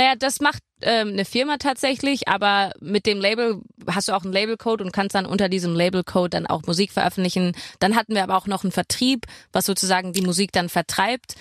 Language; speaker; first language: German; non-native, fluent; English